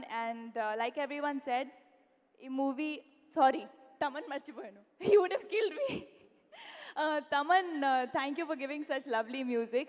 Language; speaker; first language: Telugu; non-native, fluent; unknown